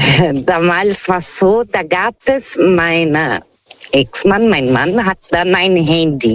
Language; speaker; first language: German; non-native, fluent; Portuguese